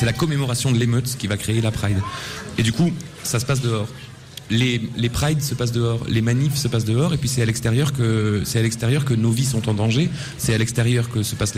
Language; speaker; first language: French; native; French